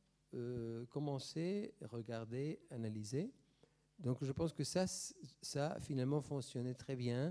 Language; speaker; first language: French; non-native, fluent; Spanish